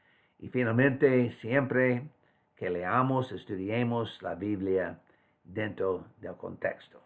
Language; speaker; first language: Spanish; non-native, fluent; English